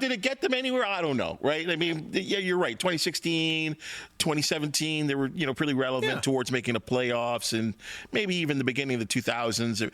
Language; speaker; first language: English; native; English